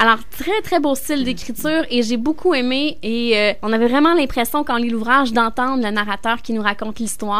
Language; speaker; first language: French; native; French